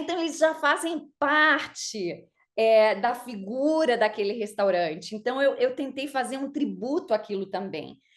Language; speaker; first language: Portuguese; native; Portuguese